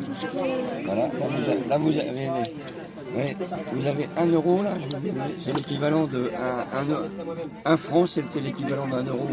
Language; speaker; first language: French; native; French